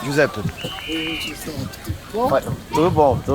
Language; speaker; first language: Portuguese; non-native, learner; Italian